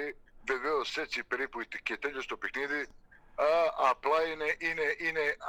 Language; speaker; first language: Greek; non-native, fluent; Serbian